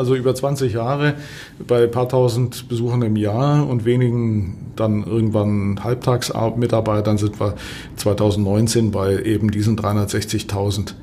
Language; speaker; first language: German; native; German